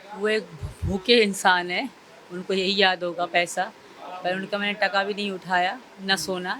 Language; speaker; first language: Urdu; non-native, local second language; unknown